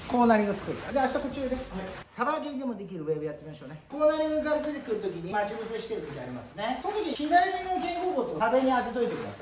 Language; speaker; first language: Japanese; native; Japanese